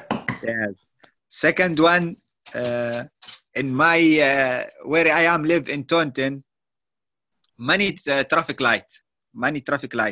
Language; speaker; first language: English; non-native, learner; Arabic